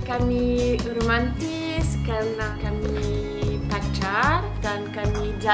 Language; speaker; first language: Indonesian; non-native, learner; English